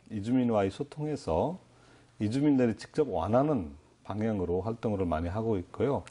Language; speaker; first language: Korean; non-native, fluent; Nepali